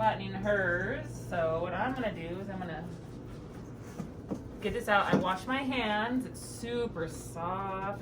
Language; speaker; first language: English; native; English